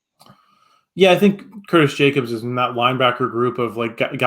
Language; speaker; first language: English; native; English